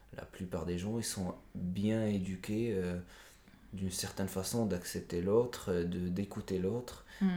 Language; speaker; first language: French; non-native, local second language; Arabic